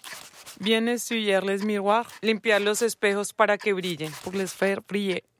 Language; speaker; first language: French; non-native, learner; Spanish